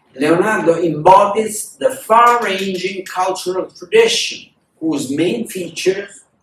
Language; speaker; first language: English; non-native, fluent; Italian